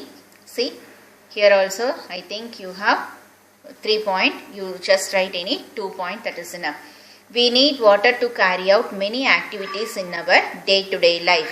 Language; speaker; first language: English; non-native, local second language; Tamil